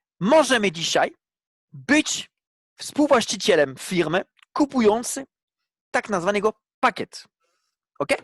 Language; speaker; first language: Polish; non-native, fluent; French